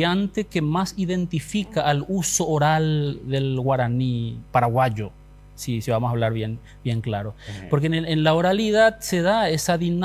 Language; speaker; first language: Spanish; non-native, local second language; Guarani